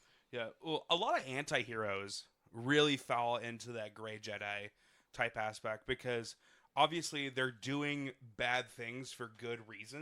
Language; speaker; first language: English; native; English